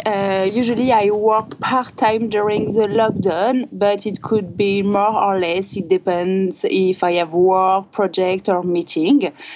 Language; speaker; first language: English; non-native, learner; French